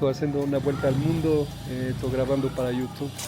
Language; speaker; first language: Spanish; non-native, learner; Portuguese